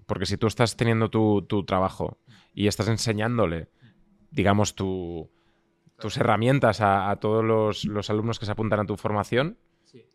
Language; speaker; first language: Spanish; early bilingual, other home language; Russian